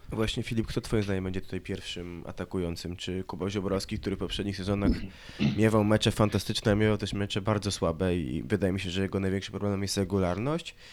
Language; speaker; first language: Polish; native; Polish